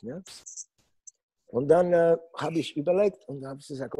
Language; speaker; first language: German; non-native, learner; Polish